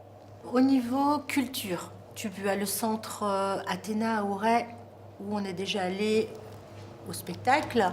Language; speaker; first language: French; native; French